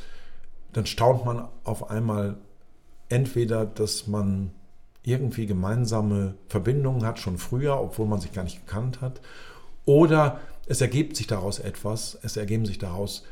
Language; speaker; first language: German; native; German